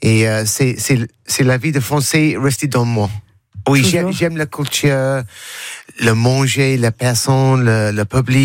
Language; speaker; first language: French; non-native, learner; English